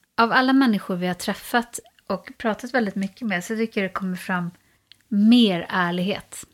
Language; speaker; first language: Swedish; native; Swedish